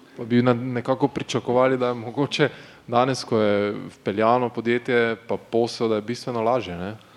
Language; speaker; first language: Slovenian; native; Slovenian